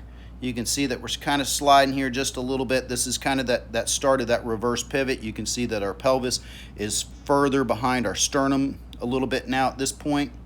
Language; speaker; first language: English; native; English